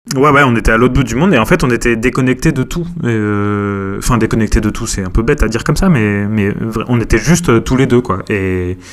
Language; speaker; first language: French; native; French